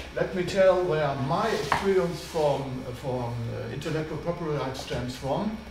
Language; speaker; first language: English; non-native, fluent; German